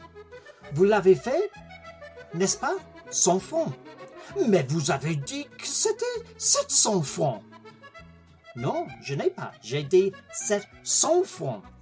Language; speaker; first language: French; non-native, learner; English